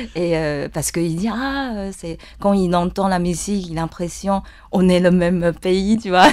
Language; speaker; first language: French; non-native, fluent; Chinese